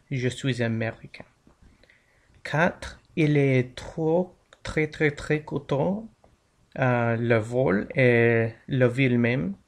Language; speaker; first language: French; non-native, learner; English